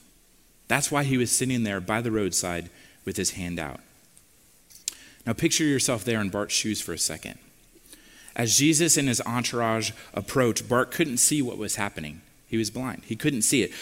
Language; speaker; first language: English; native; English